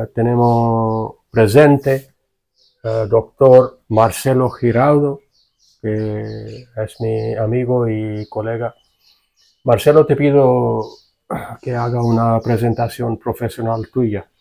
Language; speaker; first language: Spanish; non-native, fluent; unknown